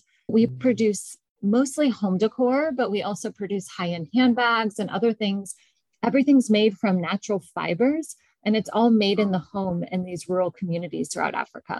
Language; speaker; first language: English; native; English